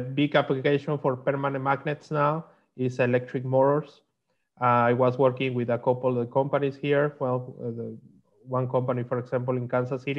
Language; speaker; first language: English; non-native, learner; Spanish